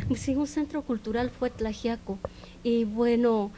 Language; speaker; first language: Spanish; native; Spanish